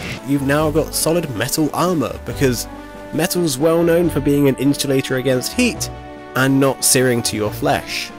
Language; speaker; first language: English; native; English